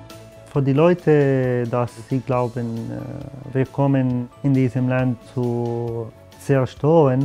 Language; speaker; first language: German; non-native, learner; Arabic